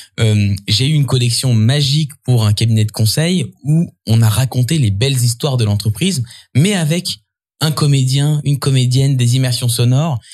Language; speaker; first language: French; native; French